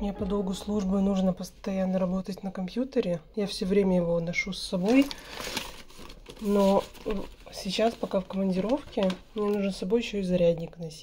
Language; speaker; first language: Russian; native; Russian